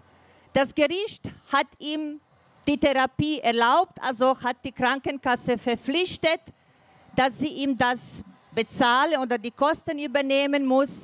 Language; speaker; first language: German; non-native, fluent; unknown